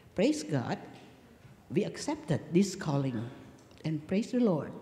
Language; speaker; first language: English; non-native, fluent; Indonesian